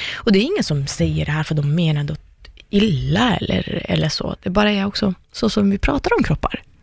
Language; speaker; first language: Swedish; early bilingual, other home language; Persian